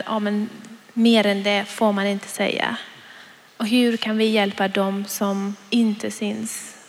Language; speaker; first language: Swedish; non-native, fluent; Persian